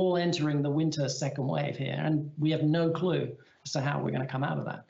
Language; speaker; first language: English; native; English